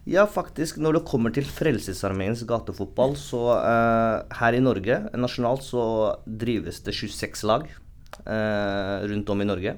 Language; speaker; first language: Norwegian; native; Norwegian